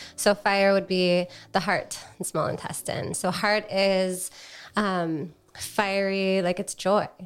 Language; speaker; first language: English; native; English